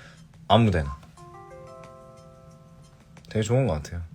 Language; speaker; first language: Korean; early bilingual, heritage; English